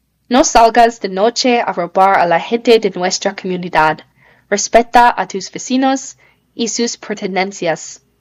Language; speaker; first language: Spanish; non-native, learner; English